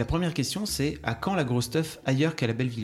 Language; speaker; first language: French; native; French